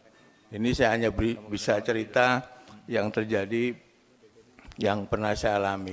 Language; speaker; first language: Indonesian; native; Indonesian